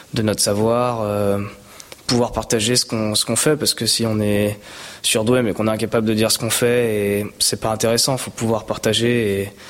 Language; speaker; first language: French; native; French